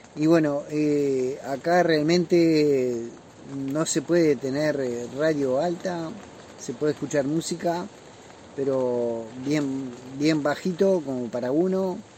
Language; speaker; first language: Spanish; native; Spanish